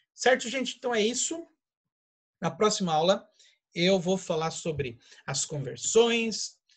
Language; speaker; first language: Portuguese; native; Portuguese